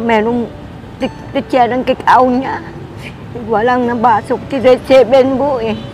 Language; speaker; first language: Filipino; non-native, learner; Vietnamese